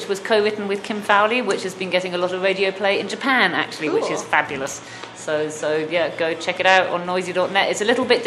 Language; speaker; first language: English; native; English